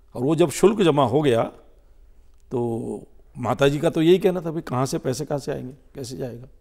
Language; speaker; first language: Hindi; native; Hindi